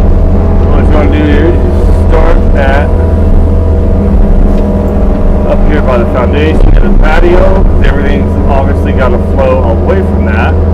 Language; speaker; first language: English; native; English